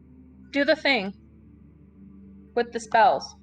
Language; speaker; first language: English; native; English